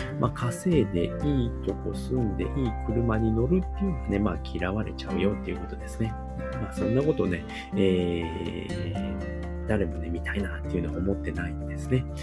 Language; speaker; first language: Japanese; native; Japanese